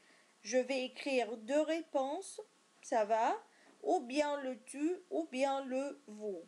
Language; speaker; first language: French; non-native, fluent; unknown